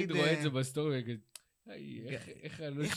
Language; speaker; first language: Hebrew; native; Hebrew